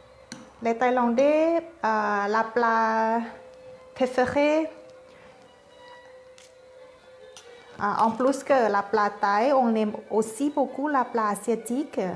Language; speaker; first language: French; non-native, learner; Thai